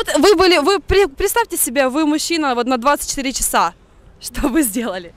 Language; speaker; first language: Russian; native; Russian